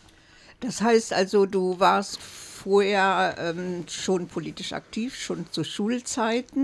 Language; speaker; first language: German; native; German